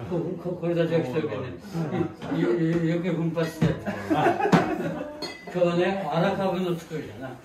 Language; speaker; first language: Japanese; native; Japanese